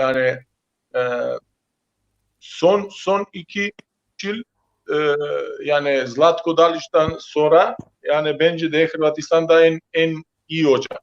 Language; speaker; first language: Turkish; non-native, learner; Croatian